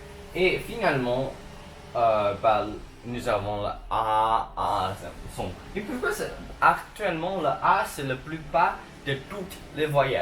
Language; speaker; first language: French; non-native, learner; English